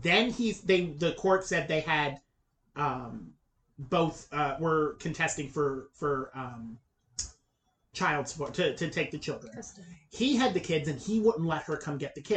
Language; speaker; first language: English; native; English